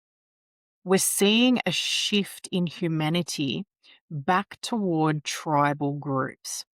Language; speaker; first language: English; native; English